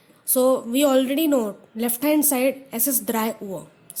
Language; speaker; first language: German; non-native, fluent; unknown